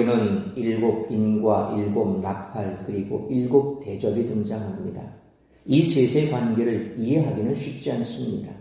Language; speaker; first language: Korean; native; Korean